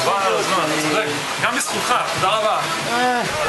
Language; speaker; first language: Hebrew; native; Hebrew